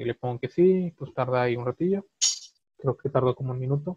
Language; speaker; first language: Spanish; native; Spanish